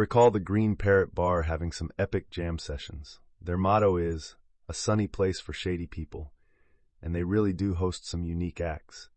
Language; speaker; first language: English; native; English